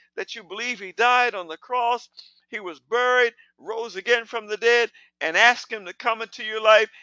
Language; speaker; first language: English; native; English